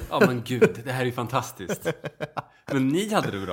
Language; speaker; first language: Swedish; native; Swedish